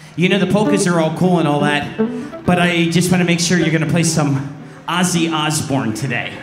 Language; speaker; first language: English; native; English